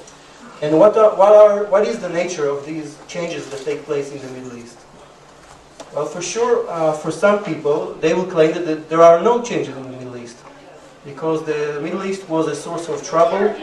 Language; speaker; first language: English; non-native, fluent; Hebrew